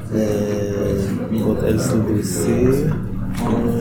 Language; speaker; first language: English; non-native, fluent; Hebrew